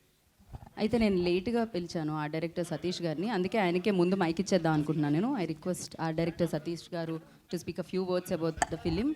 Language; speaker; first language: Telugu; native; Telugu